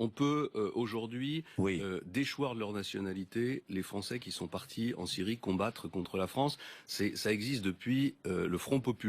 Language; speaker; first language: French; native; French